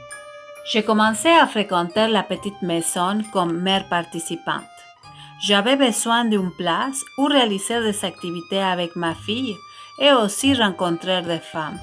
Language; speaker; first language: French; non-native, fluent; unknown